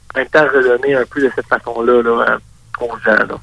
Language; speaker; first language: French; native; French